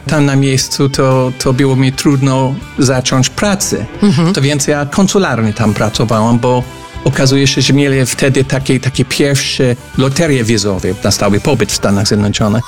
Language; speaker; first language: Polish; non-native, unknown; English